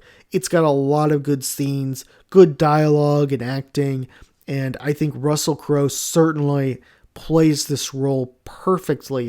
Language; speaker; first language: English; native; English